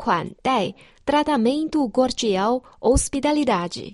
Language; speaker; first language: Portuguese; non-native, fluent; Chinese